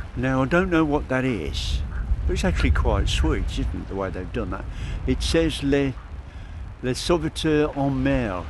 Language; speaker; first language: English; native; English